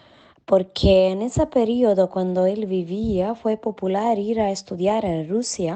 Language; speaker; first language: Spanish; non-native, fluent; Macedonian